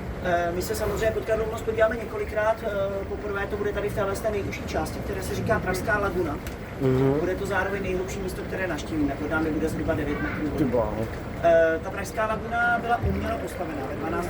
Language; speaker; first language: Czech; native; Czech